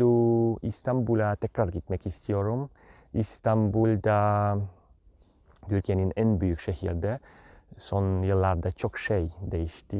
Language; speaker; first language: Turkish; non-native, learner; Hungarian